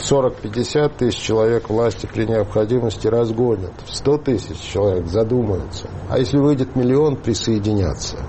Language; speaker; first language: Russian; native; Russian